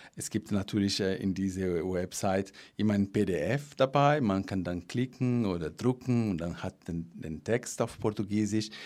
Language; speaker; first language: German; non-native, fluent; Portuguese